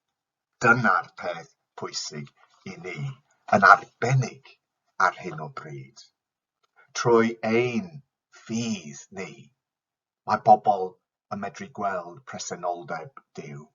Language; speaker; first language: Welsh; non-native, fluent; English